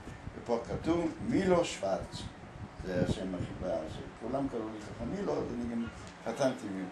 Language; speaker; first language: Hebrew; early bilingual, other home language; Polish